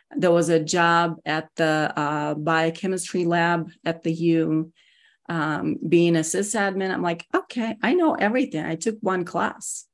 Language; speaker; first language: English; non-native, fluent; Russian